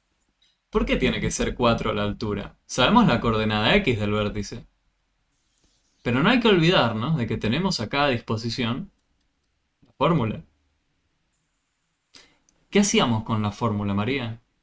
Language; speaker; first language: Spanish; native; Spanish